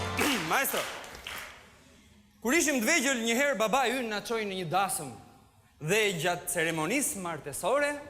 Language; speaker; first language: Albanian; native; Albanian